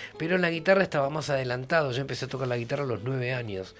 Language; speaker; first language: Spanish; native; Spanish